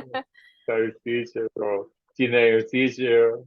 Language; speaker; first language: English; non-native, learner; Spanish